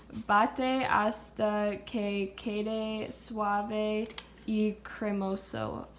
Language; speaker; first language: Spanish; non-native, learner; English